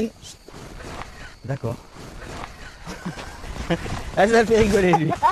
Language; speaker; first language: French; native; French